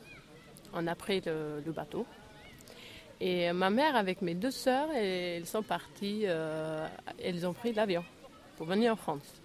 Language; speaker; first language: French; non-native, fluent; Albanian